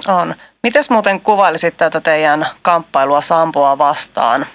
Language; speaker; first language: Finnish; native; Finnish